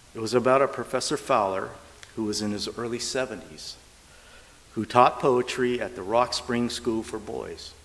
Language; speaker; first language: English; native; English